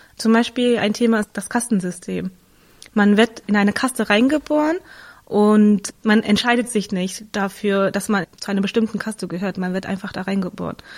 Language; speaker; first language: German; early bilingual, other home language; Tamil